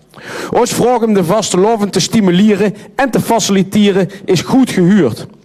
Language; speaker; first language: Dutch; native; Dutch